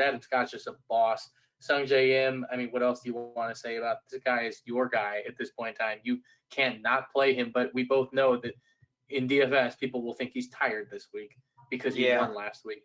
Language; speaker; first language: English; native; English